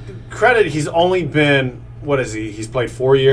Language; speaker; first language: English; native; English